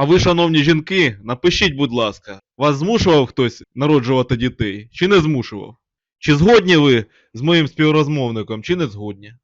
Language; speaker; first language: Ukrainian; native; Ukrainian